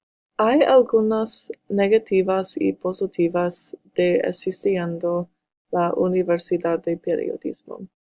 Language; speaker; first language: Spanish; non-native, learner; English